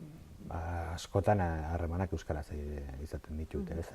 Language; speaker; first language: Basque; non-native, local second language; Spanish